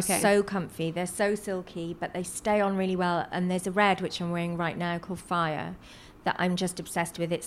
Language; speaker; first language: English; native; English